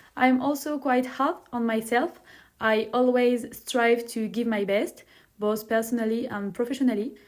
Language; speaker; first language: English; non-native, fluent; French